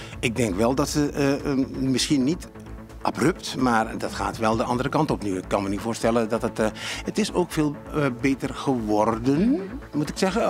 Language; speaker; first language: Dutch; non-native, local second language; Papiamento